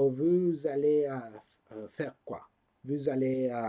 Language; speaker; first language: French; non-native, learner; English